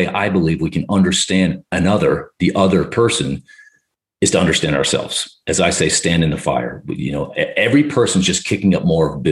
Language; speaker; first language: English; native; English